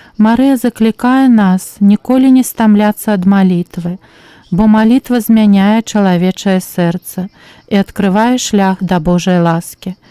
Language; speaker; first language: Belarusian; native; Belarusian